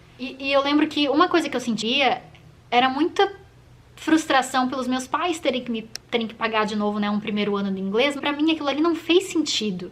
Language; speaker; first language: Portuguese; native; Portuguese